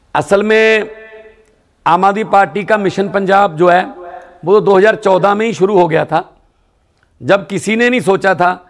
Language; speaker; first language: Hindi; non-native, local second language; Punjabi